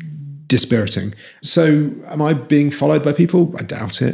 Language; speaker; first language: English; native; English